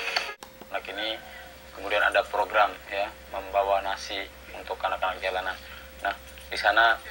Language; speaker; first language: Indonesian; native; Indonesian